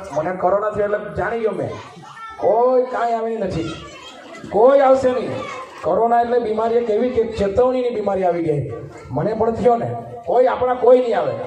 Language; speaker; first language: Gujarati; non-native, local second language; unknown